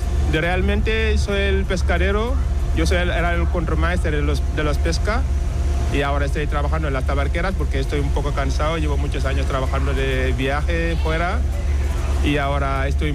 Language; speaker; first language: Spanish; non-native, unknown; Wolof